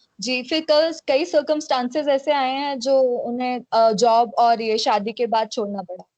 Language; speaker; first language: Hindi; native; Hindi